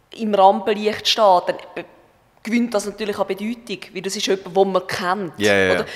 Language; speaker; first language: German; native; German